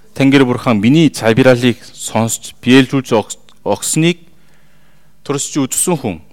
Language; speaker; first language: Mongolian; non-native, fluent; Korean